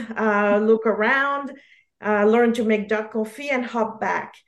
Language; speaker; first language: English; non-native, fluent; French